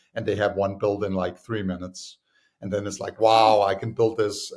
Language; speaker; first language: English; non-native, fluent; Danish